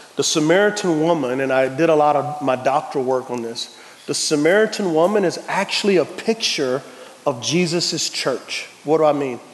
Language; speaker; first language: English; native; English